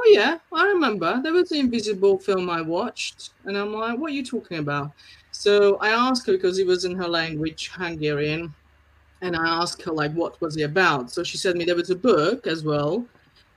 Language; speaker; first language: English; non-native, fluent; Slovak